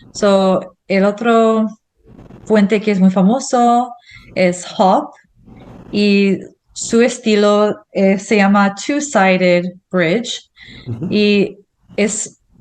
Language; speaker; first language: Spanish; non-native, fluent; English